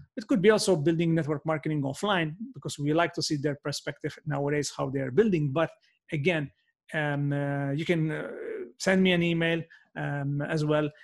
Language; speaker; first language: English; non-native, fluent; Maltese